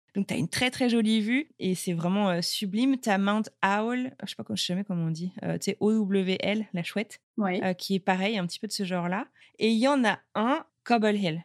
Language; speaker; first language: French; native; French